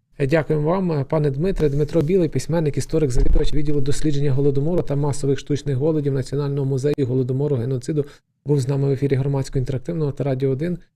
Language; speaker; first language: Ukrainian; native; Ukrainian